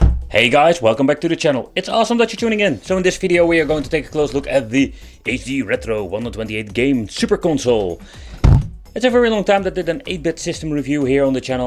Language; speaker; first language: English; non-native, fluent; Dutch